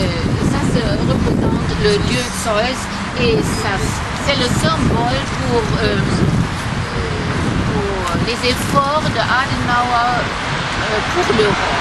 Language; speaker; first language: French; non-native, fluent; German